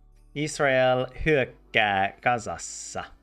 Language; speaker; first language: Finnish; non-native, learner; English